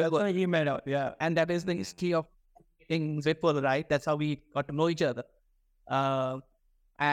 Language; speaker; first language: English; non-native, local second language; Hindi